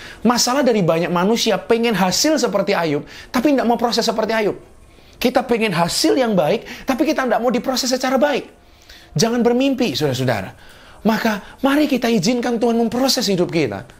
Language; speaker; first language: Indonesian; native; Indonesian